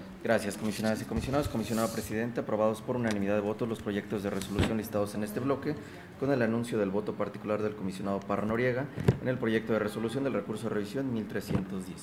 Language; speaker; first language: Spanish; native; Spanish